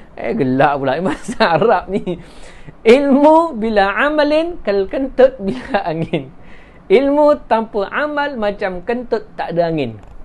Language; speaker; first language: Malay; native; Malay